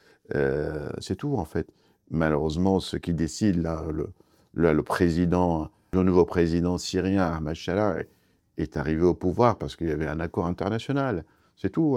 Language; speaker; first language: French; non-native, fluent; Kurdish